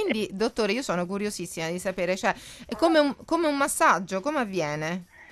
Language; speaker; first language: Italian; native; Italian